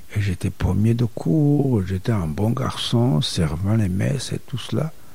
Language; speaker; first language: French; non-native, local second language; Rundi